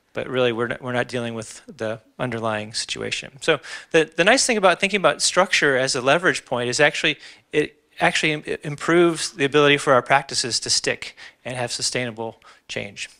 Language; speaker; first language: English; native; English